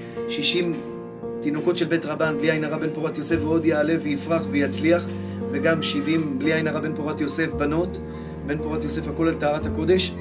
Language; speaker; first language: Hebrew; native; Hebrew